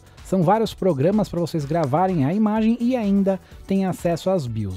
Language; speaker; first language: Portuguese; native; Portuguese